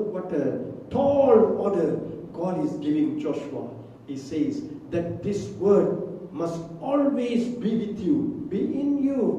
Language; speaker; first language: English; non-native, local second language; Tamil